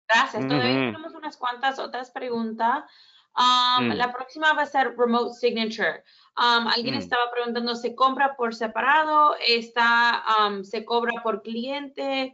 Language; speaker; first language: Spanish; early bilingual, heritage; Spanish